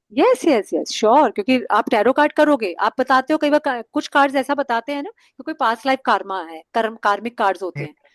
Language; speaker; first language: Hindi; native; Hindi